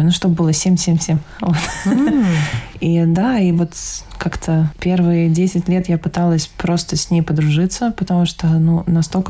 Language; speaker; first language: Russian; native; Russian